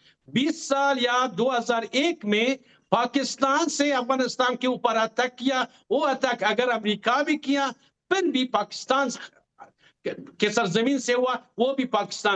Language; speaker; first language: Hindi; non-native, learner; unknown